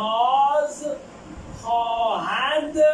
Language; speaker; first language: Persian; non-native, fluent; Urdu